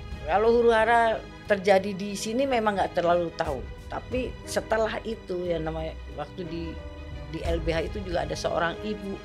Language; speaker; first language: Indonesian; native; Indonesian